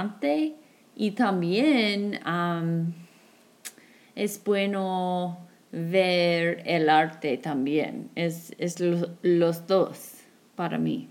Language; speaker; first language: Spanish; non-native, fluent; English